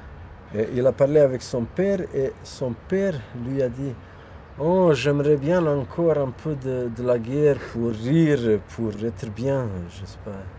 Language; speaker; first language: French; non-native, fluent; Bosnian